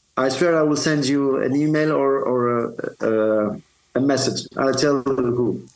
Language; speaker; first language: English; non-native, fluent; Arabic